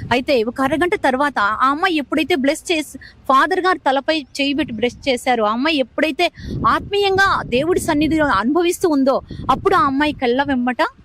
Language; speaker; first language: Telugu; native; Telugu